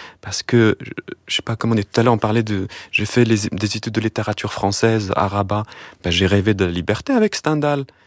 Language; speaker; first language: French; non-native, local second language; Arabic